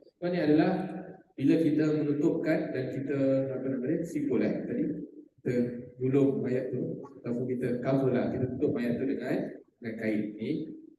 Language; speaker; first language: Malay; native; Malay